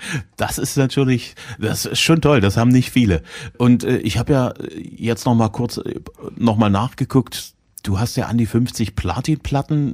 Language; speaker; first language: German; native; German